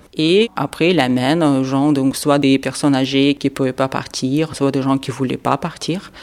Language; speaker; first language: French; non-native, fluent; Ukrainian